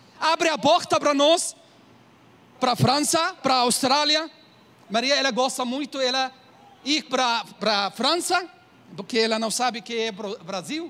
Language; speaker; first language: Portuguese; non-native, learner; Arabic